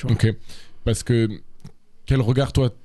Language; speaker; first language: French; native; French